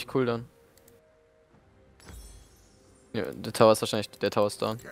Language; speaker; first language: German; native; German